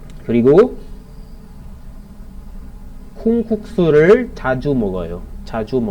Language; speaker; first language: Korean; non-native, learner; Filipino